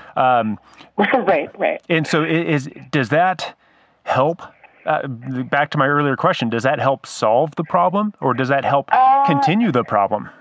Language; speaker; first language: English; native; English